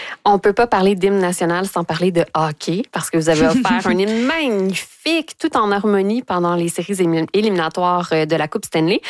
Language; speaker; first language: French; native; French